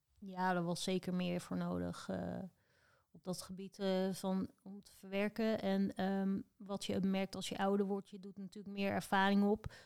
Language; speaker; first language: Dutch; native; Dutch